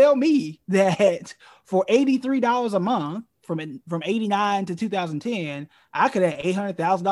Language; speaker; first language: English; native; English